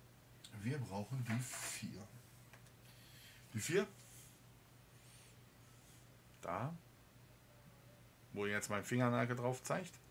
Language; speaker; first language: German; native; German